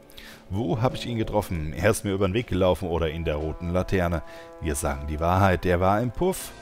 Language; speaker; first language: German; native; German